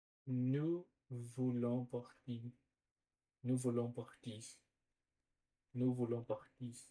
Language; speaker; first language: French; non-native, learner; Portuguese